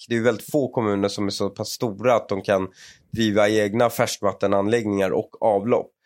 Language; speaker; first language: Swedish; early bilingual, other home language; Persian